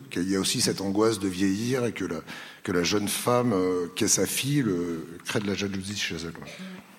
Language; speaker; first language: French; native; French